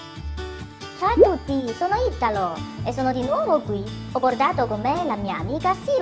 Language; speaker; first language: Italian; non-native, fluent; Chinese